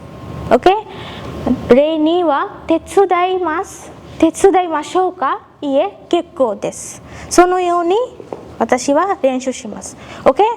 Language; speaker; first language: Japanese; non-native, fluent; Bangla